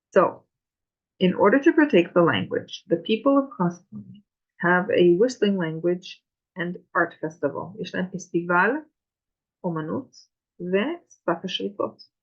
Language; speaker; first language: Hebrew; native; Hebrew